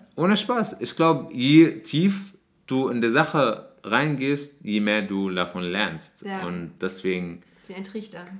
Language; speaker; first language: German; non-native, fluent; Arabic